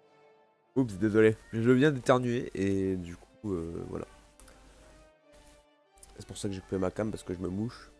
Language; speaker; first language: French; native; French